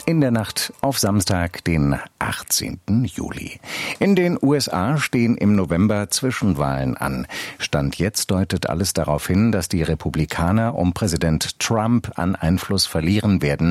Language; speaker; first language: German; native; German